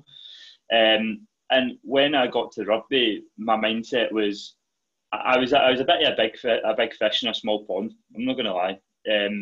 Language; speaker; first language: English; native; English